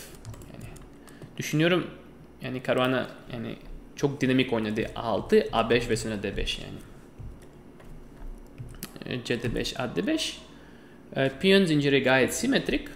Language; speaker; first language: Turkish; non-native, fluent; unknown